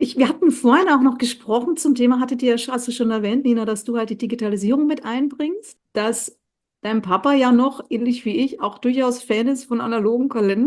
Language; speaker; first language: German; native; German